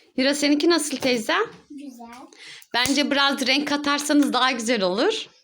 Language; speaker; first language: Turkish; native; Turkish